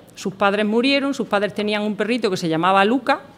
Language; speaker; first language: Spanish; native; Spanish